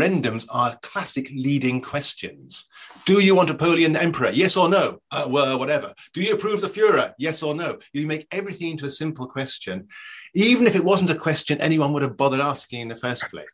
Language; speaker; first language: English; native; English